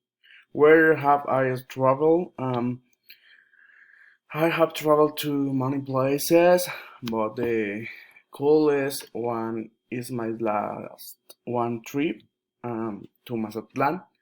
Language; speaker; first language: English; non-native, learner; Spanish